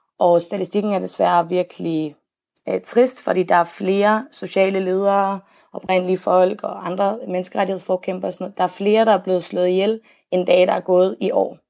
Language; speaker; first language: Danish; native; Danish